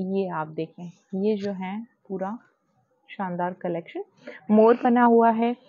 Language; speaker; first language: Hindi; non-native, local second language; Gujarati